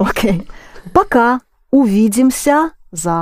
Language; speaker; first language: Russian; non-native, fluent; English